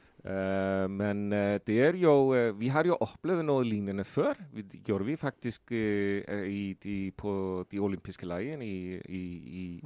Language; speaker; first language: Norwegian; non-native, fluent; Icelandic